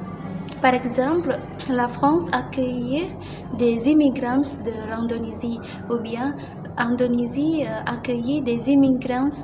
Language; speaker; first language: French; non-native, learner; Indonesian